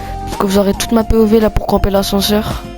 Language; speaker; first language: French; native; French